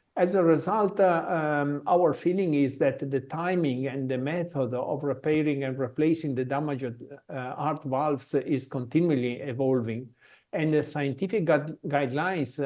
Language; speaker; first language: English; non-native, fluent; Italian